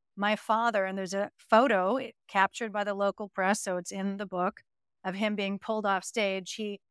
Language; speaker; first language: English; native; English